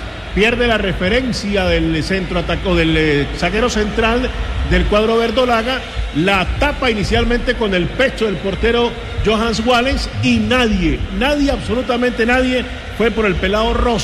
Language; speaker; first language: Spanish; native; Spanish